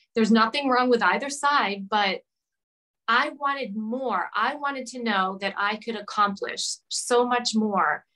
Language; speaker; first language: English; native; English